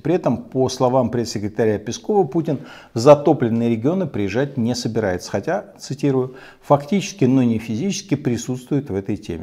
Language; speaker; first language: Russian; native; Russian